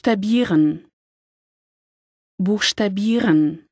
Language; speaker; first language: German; non-native, fluent; Lithuanian